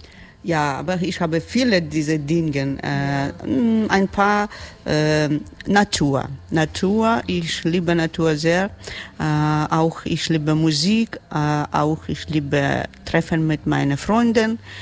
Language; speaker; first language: German; non-native, learner; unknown